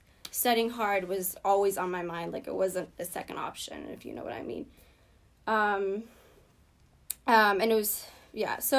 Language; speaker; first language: English; early bilingual, other home language; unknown